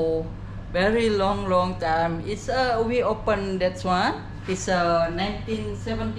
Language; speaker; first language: English; non-native, local second language; Indonesian